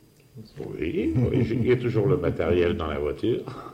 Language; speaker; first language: French; native; French